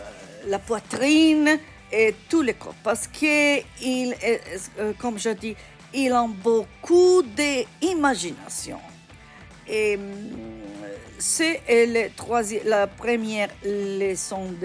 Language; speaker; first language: French; non-native, learner; Italian